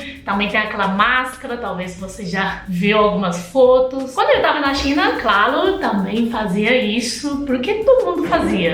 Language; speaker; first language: Portuguese; non-native, fluent; Chinese